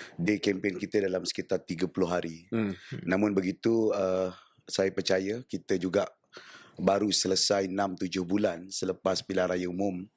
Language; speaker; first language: Malay; native; Malay